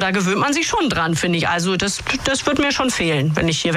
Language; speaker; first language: German; native; German